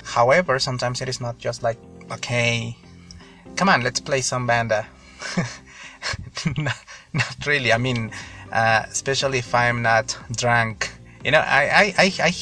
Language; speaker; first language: English; non-native, fluent; Spanish